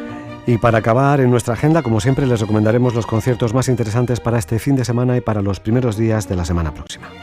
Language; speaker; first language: Spanish; native; Spanish